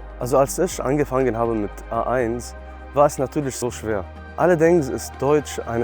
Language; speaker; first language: German; non-native, learner; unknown